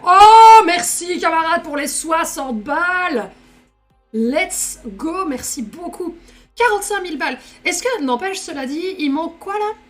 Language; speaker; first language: French; native; French